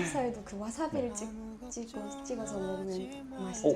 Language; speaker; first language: Korean; non-native, fluent; Japanese